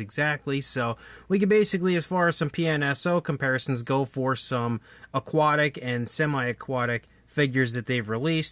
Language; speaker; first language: English; native; English